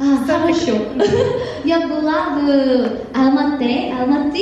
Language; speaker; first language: Russian; non-native, fluent; Korean